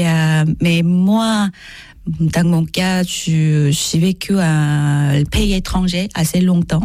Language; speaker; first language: French; non-native, learner; Korean